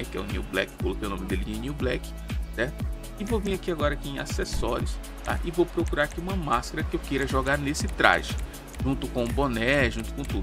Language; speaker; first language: Portuguese; native; Portuguese